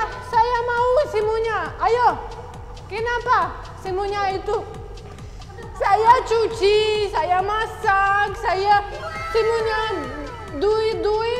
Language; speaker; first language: Indonesian; non-native, learner; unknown